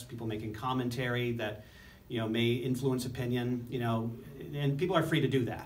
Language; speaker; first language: English; native; English